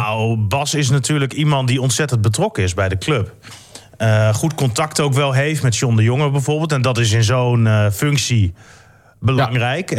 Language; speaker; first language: Dutch; native; Dutch